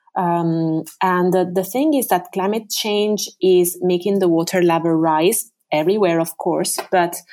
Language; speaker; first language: English; non-native, fluent; Italian